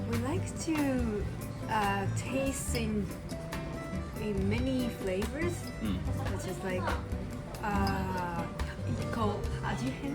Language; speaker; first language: English; non-native, learner; Japanese